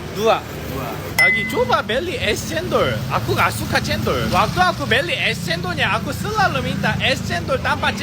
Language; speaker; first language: Indonesian; non-native, fluent; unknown